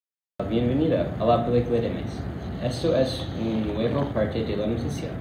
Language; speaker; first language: Spanish; non-native, learner; English